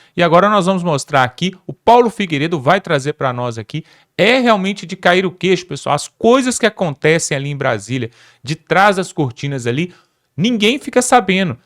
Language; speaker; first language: Portuguese; native; Portuguese